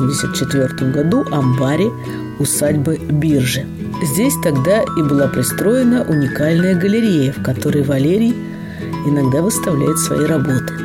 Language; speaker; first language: Russian; native; Russian